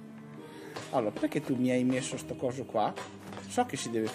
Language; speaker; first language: Italian; native; Italian